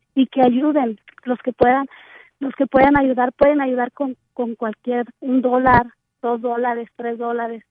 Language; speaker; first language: Spanish; native; Spanish